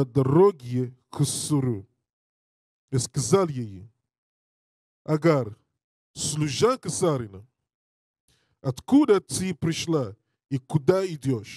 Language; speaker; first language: Russian; non-native, learner; English